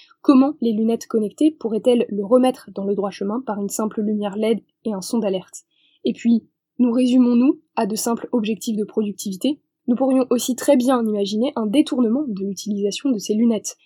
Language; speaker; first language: French; native; French